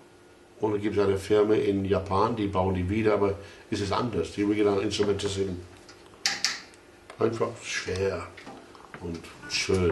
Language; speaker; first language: German; non-native, fluent; English